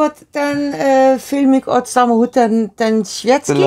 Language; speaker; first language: Polish; non-native, learner; Dutch